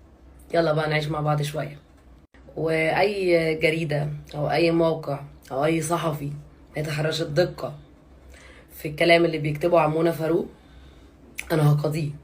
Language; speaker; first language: Arabic; native; Arabic